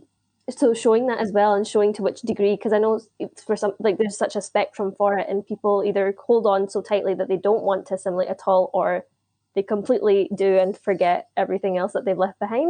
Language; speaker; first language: English; native; English